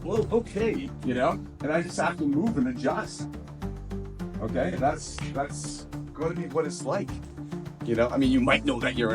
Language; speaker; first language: English; native; English